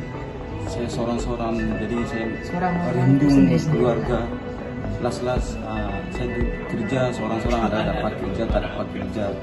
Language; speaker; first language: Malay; non-native, fluent; Rohingya